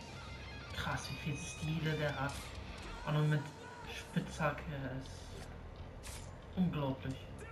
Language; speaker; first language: German; native; German